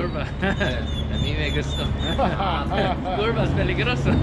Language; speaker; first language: Spanish; non-native, learner; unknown